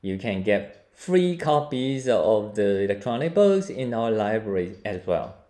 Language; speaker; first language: English; non-native, fluent; Chinese